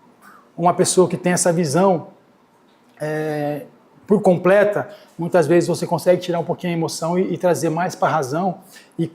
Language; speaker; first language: Portuguese; native; Portuguese